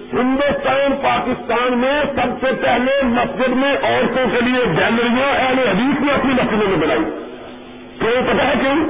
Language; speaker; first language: Urdu; non-native, local second language; Punjabi